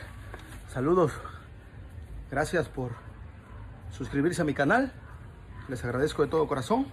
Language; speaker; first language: Spanish; native; Spanish